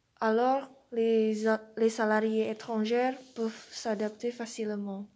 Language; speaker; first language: French; non-native, learner; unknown